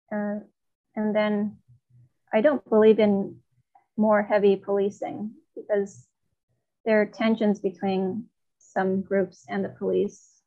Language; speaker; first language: English; non-native, fluent; Chinese